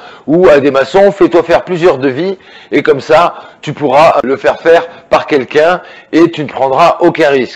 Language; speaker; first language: French; native; French